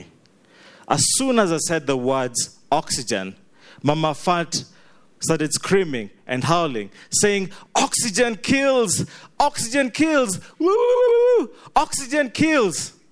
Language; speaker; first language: English; non-native, local second language; Ganda